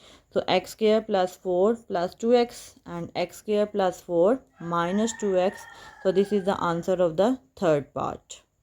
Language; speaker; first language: English; non-native, local second language; Urdu